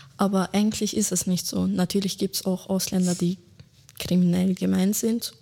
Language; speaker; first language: German; early bilingual, other home language; Bosnian